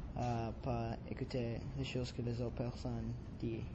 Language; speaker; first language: French; non-native, learner; Spanish